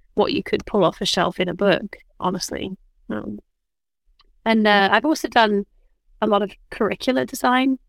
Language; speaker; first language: English; native; English